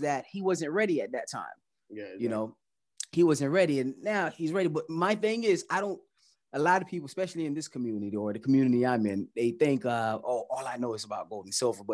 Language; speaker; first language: English; early bilingual, other home language; Haitian Creole